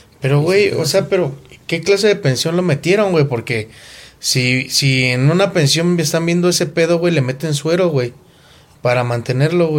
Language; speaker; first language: Spanish; native; Spanish